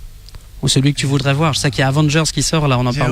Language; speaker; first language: French; native; French